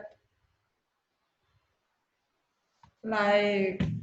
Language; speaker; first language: English; non-native, learner; Vietnamese